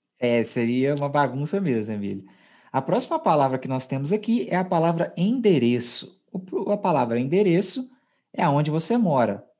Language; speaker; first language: Portuguese; native; Portuguese